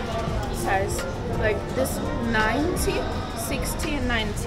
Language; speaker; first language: English; non-native, learner; Russian